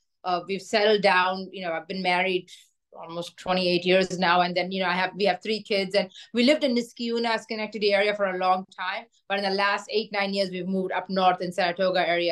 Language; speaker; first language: English; non-native, local second language; Urdu